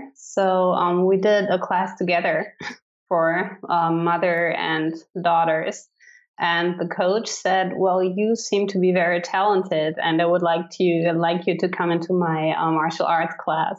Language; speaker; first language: English; non-native, fluent; German